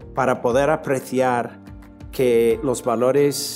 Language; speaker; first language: Spanish; non-native, fluent; English